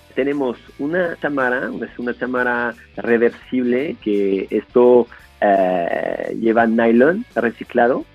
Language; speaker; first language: Spanish; non-native, fluent; French